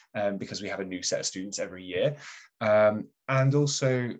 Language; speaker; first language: English; native; English